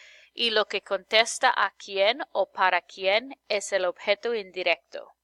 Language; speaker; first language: Spanish; non-native, fluent; English